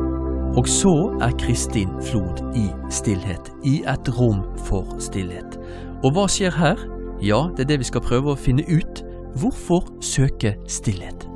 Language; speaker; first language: Norwegian; native; Norwegian